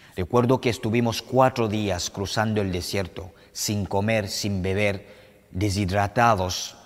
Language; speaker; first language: Spanish; non-native, fluent; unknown